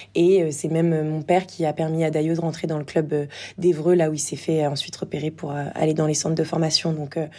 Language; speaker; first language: French; native; French